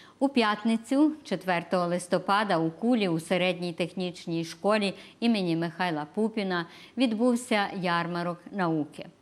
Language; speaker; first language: Ukrainian; native; Ukrainian